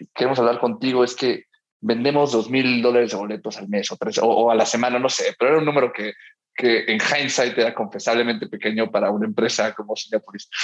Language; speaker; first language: Spanish; early bilingual, heritage; Spanish